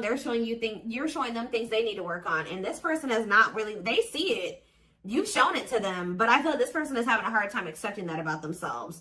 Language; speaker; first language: English; native; English